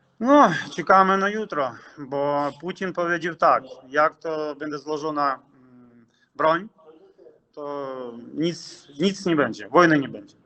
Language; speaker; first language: Polish; early bilingual, heritage; Ukrainian